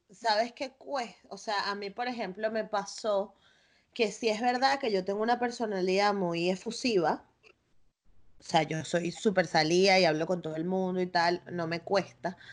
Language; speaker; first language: Spanish; native; Spanish